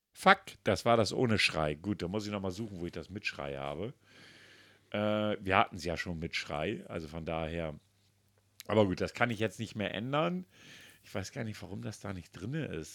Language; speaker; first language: German; native; German